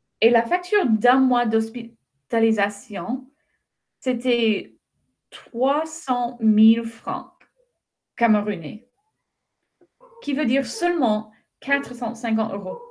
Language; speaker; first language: French; non-native, fluent; English